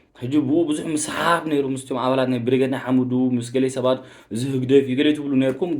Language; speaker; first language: Tigrinya; early bilingual, heritage; Tigrinya